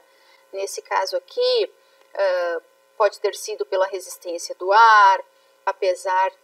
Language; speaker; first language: Portuguese; native; Portuguese